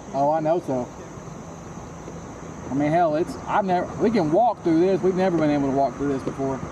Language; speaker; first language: English; native; English